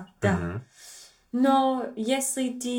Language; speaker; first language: Russian; non-native, learner; English